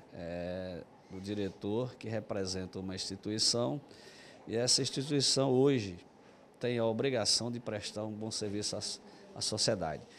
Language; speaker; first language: Portuguese; native; Portuguese